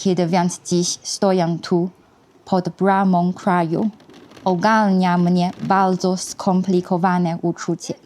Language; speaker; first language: Polish; non-native, fluent; Chinese